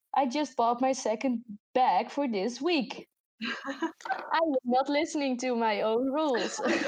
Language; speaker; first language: English; non-native, fluent; Dutch